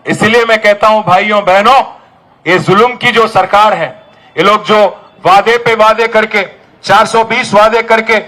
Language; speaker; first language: Hindi; non-native, local second language; Telugu